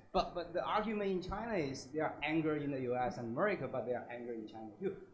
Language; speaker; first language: English; native; English